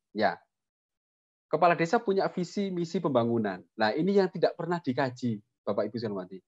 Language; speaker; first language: Indonesian; non-native, local second language; Javanese